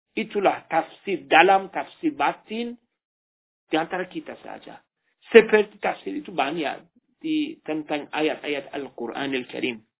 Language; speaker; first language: Indonesian; non-native, fluent; Persian